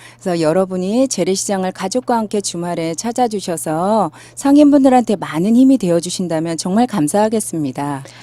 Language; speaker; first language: Korean; native; Korean